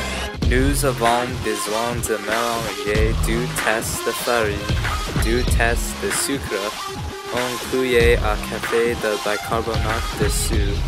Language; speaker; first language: French; non-native, learner; English